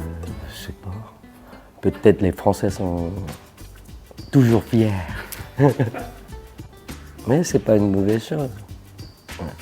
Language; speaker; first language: French; non-native, fluent; Cantonese